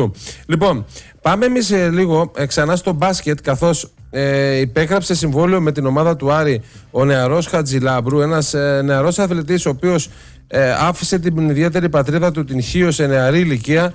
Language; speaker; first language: Greek; native; Greek